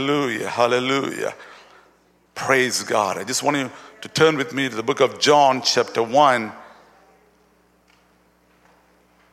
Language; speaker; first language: English; non-native, local second language; Tamil